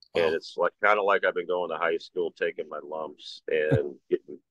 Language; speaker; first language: English; native; English